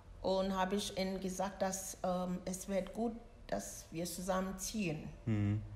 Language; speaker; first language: German; non-native, learner; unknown